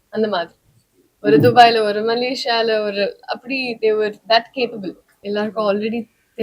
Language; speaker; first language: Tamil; non-native, learner; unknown